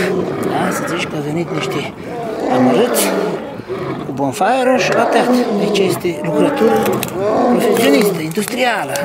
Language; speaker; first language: Romanian; native; Romanian